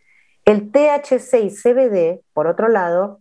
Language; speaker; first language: Spanish; native; Spanish